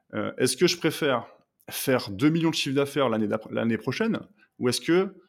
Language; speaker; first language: French; native; French